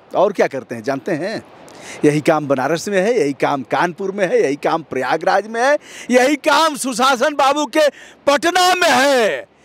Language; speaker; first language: Hindi; native; Hindi